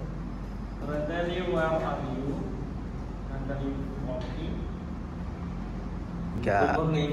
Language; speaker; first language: English; non-native, learner; Indonesian